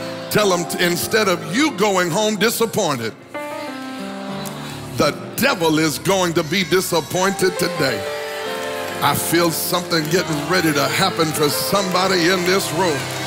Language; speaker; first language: English; native; English